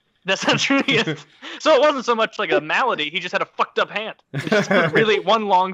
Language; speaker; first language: English; native; English